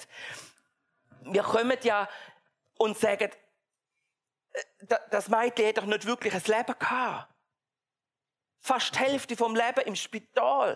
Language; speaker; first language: German; native; German